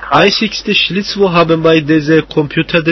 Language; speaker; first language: German; non-native, learner; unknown